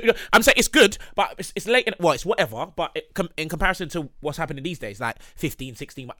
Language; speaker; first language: English; native; English